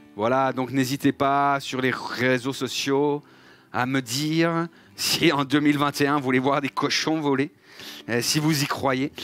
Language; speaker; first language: French; native; French